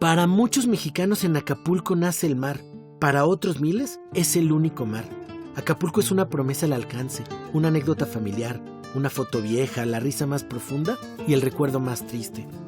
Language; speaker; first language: Spanish; native; Spanish